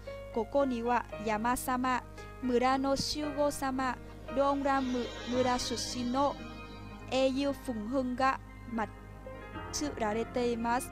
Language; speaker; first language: Japanese; non-native, learner; Vietnamese